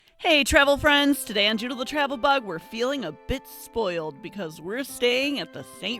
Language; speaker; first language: English; native; English